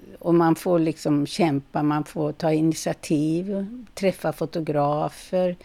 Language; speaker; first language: Swedish; native; Swedish